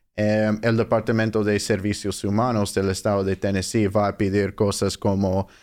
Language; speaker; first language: Spanish; non-native, fluent; English